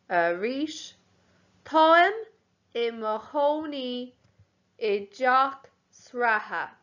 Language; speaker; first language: Irish; non-native, local second language; English